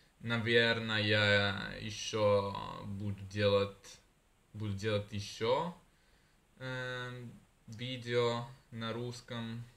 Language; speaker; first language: Russian; non-native, learner; Italian